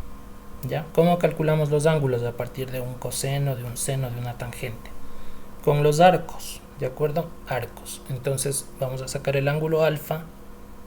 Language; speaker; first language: Spanish; native; Spanish